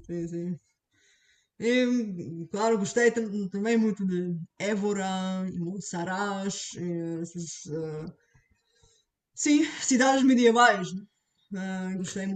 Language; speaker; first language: Portuguese; non-native, learner; Bulgarian